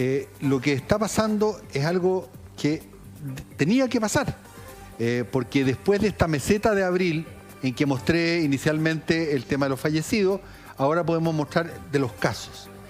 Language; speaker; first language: Spanish; native; Spanish